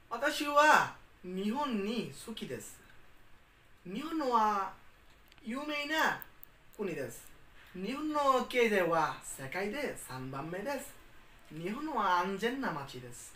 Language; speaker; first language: Japanese; non-native, learner; Bangla